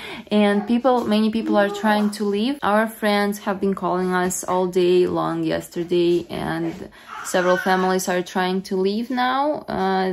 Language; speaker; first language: English; non-native, fluent; Russian